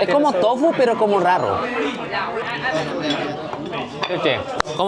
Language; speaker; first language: Spanish; non-native, learner; Indonesian